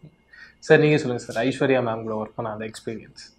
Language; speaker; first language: Tamil; native; Tamil